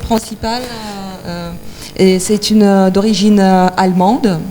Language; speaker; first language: French; non-native, fluent; Ukrainian